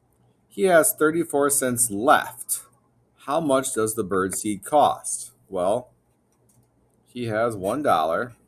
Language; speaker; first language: English; native; English